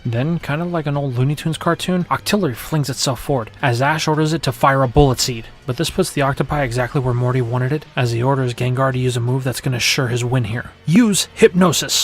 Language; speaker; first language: English; native; English